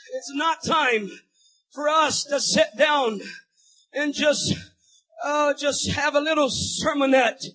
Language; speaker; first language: English; non-native, fluent; Portuguese